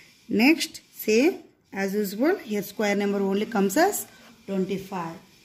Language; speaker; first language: English; non-native, local second language; Kannada